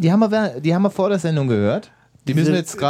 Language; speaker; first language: German; native; German